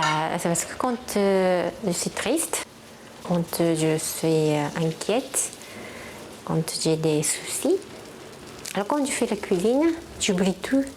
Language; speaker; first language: French; non-native, fluent; Japanese